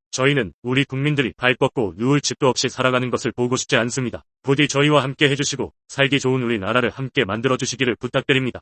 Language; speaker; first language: Korean; native; Korean